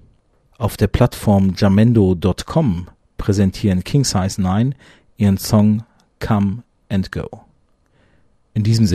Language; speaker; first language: German; native; German